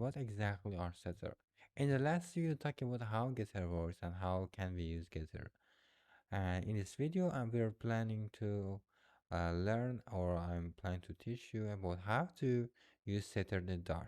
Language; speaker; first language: English; non-native, fluent; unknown